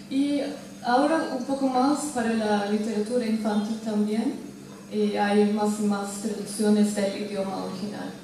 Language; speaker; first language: Spanish; non-native, fluent; Turkish